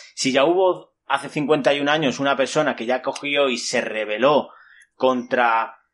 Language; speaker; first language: Spanish; native; Spanish